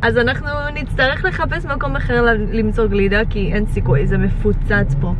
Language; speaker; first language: Hebrew; early bilingual, heritage; Hebrew